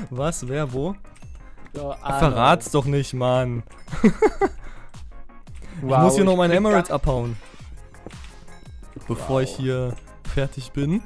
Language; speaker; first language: German; native; German